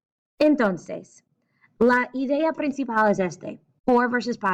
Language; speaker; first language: Spanish; non-native, fluent; English